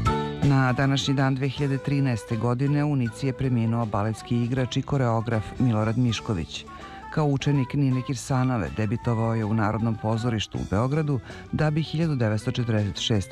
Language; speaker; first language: Serbian; native; Serbian